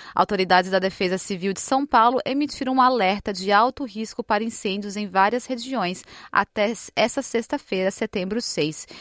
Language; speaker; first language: Portuguese; native; Portuguese